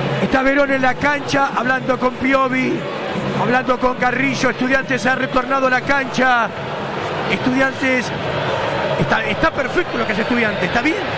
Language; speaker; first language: Spanish; native; Spanish